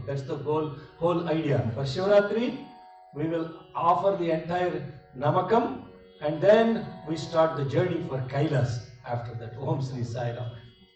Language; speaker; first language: English; non-native, local second language; Telugu